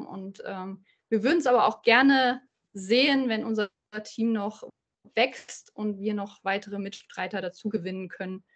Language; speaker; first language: German; native; German